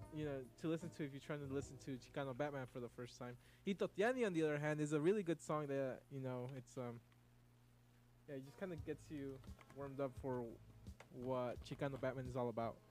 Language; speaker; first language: English; early bilingual, other home language; Spanish